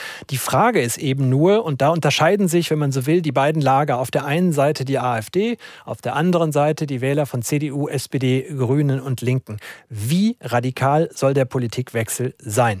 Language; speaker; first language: German; native; German